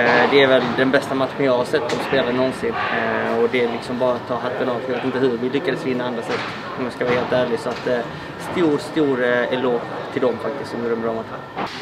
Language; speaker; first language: Swedish; early bilingual, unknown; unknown